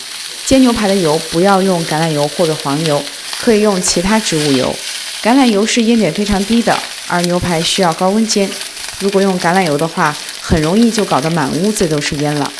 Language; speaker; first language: Chinese; native; Chinese